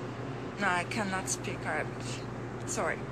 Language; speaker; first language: English; non-native, fluent; Turkish